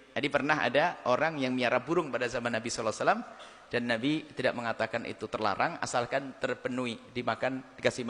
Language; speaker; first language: Indonesian; non-native, local second language; Javanese